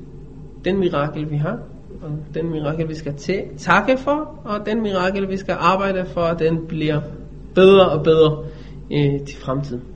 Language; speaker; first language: Danish; non-native, fluent; Hebrew